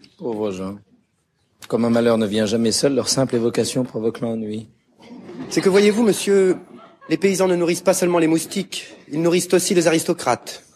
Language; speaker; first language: French; native; French